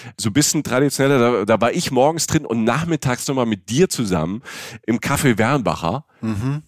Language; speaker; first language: German; native; German